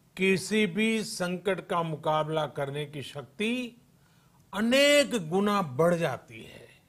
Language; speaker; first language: Hindi; non-native, local second language; Gujarati